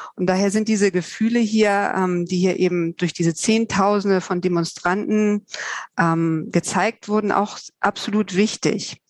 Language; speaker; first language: German; non-native, fluent; Russian